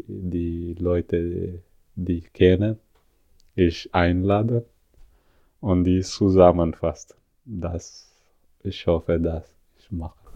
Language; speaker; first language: German; non-native, learner; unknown